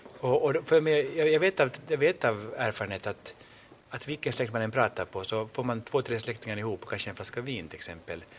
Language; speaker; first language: Swedish; native; Swedish